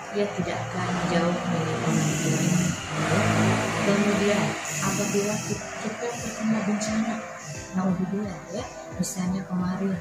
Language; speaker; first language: Indonesian; native; Indonesian